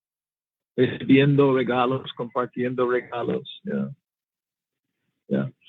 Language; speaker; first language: Spanish; non-native, learner; English